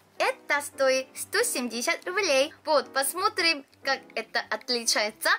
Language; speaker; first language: Russian; non-native, learner; Korean